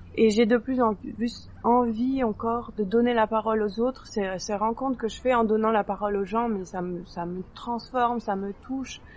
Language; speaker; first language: French; native; French